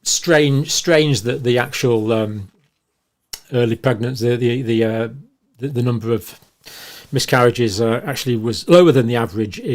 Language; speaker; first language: English; native; English